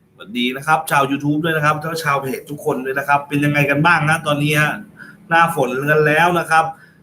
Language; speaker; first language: Thai; native; Thai